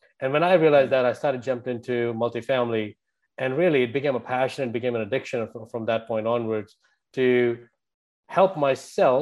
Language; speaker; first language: English; non-native, local second language; Hindi